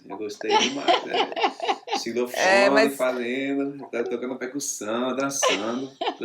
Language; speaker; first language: Portuguese; non-native, fluent; English